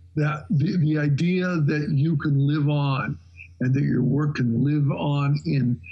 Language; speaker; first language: English; native; English